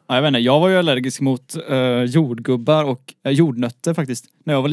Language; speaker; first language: Swedish; native; Swedish